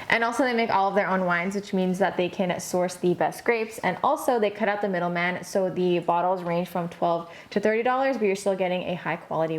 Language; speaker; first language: English; native; English